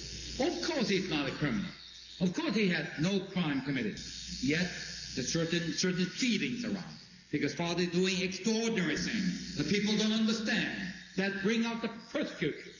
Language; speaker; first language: English; non-native, fluent; Korean